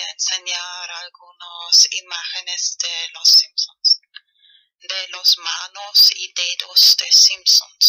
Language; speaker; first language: Spanish; non-native, learner; German